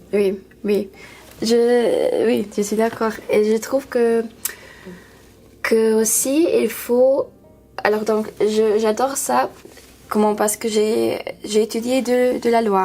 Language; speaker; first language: French; non-native, learner; English